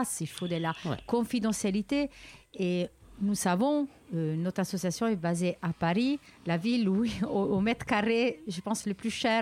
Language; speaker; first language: French; native; French